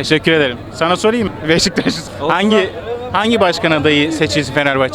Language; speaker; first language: Turkish; native; Turkish